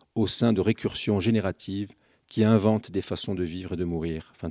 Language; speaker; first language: French; native; French